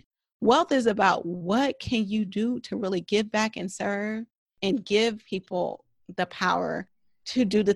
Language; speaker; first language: English; native; English